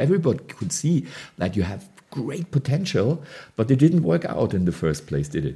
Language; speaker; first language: English; non-native, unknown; German